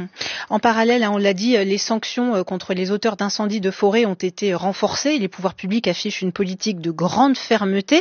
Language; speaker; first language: French; native; French